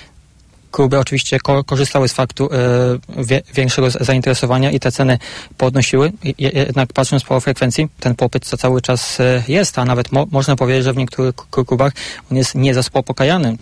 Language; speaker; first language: Polish; native; Polish